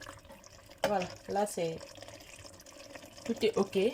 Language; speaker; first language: French; non-native, local second language; Wolof